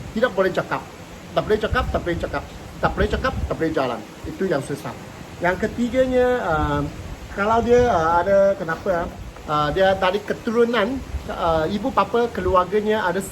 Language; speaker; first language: Malay; non-native, local second language; Cantonese